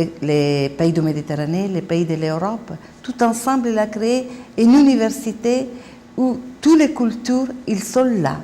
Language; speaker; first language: French; non-native, learner; Italian